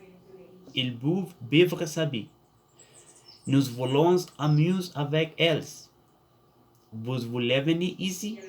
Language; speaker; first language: French; non-native, learner; Spanish